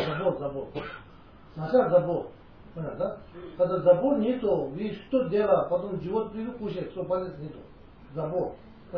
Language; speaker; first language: Russian; non-native, learner; Tibetan